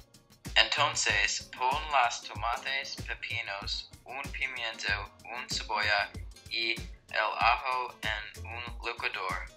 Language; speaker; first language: Spanish; non-native, learner; English